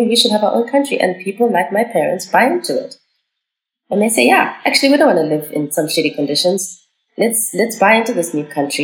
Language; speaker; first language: English; non-native, local second language; Xhosa